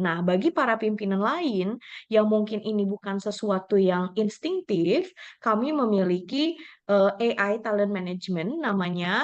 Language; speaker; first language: Indonesian; native; Indonesian